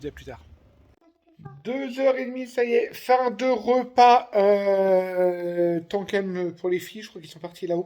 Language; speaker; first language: French; native; French